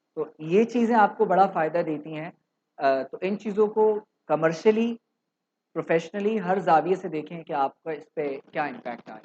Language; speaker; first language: Urdu; native; Urdu